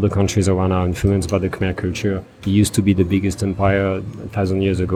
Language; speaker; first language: English; non-native, fluent; French